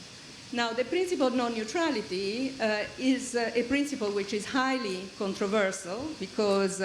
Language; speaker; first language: English; non-native, fluent; German